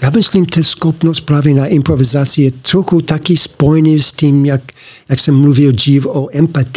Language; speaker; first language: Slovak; non-native, learner; English